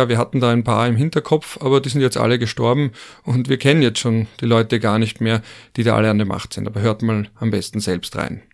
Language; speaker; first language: German; native; German